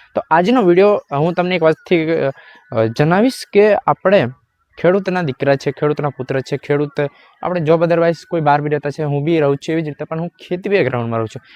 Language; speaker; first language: Gujarati; non-native, local second language; Rathawi